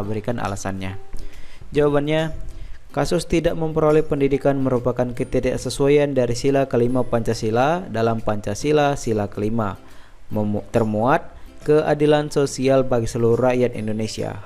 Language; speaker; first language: Indonesian; native; Indonesian